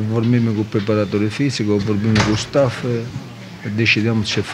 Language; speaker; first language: Romanian; non-native, learner; Italian